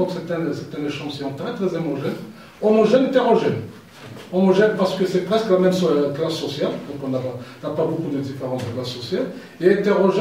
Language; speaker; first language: French; non-native, local second language; Arabic